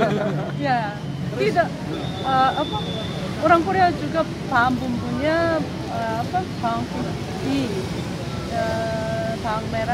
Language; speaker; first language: Indonesian; non-native, fluent; Korean